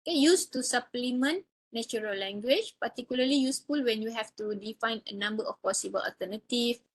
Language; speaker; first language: English; non-native, local second language; Malay